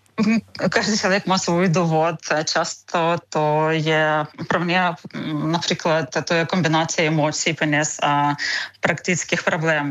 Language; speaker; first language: Czech; non-native, fluent; Ukrainian